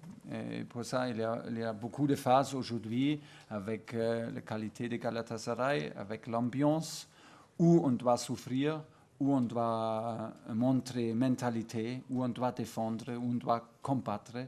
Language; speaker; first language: French; non-native, fluent; German